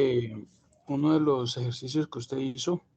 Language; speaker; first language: Spanish; native; Spanish